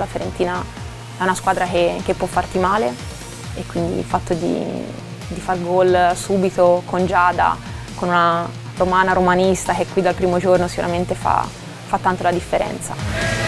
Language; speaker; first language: Italian; native; Italian